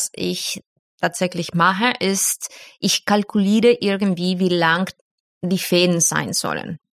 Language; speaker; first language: German; non-native, fluent; Spanish